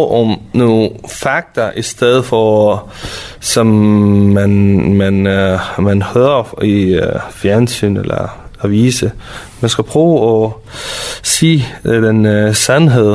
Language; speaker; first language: Danish; non-native, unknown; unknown